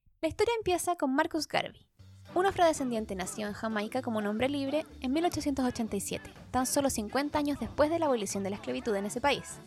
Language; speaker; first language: Spanish; native; Spanish